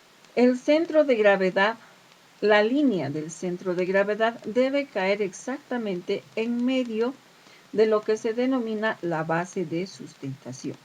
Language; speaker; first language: Spanish; native; Spanish